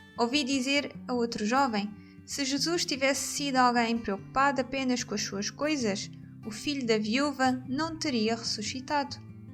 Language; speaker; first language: Portuguese; native; Portuguese